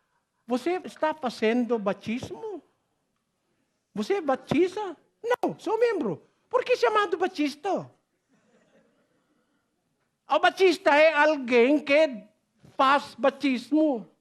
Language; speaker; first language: Portuguese; non-native, learner; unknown